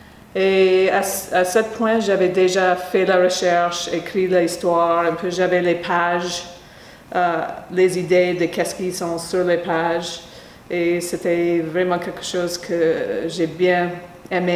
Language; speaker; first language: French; non-native, fluent; English